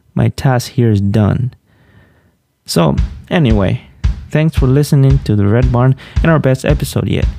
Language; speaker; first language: English; non-native, fluent; Spanish